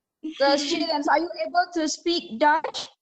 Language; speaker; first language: English; non-native, fluent; Indonesian